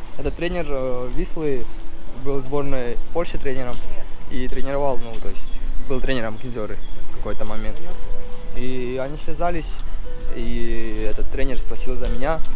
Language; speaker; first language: Russian; early bilingual, other home language; Georgian